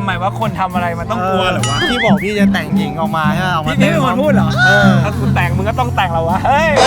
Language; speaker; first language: Thai; native; Thai